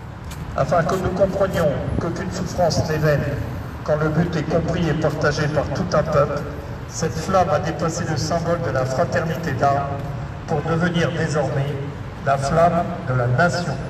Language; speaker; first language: French; native; French